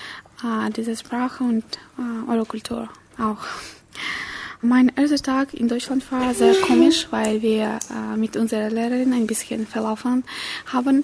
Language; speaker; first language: German; non-native, learner; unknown